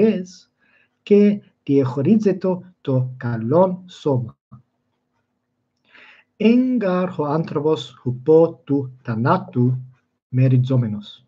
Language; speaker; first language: Greek; non-native, fluent; English